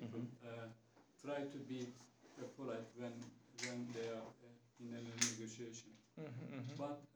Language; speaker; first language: English; non-native, learner; Turkish